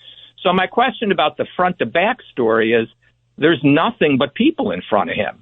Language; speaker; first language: English; native; English